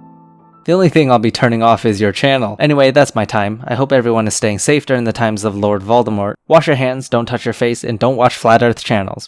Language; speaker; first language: English; native; English